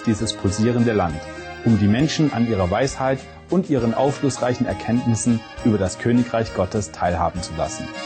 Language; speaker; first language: German; native; German